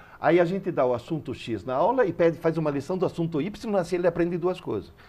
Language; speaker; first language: Portuguese; early bilingual, other home language; Italian